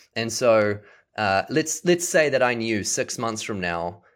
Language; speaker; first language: English; native; English